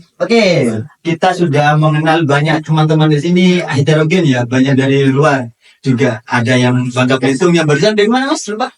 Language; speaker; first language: Indonesian; native; Indonesian